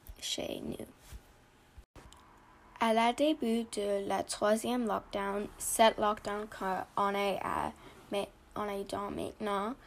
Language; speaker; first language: French; non-native, learner; English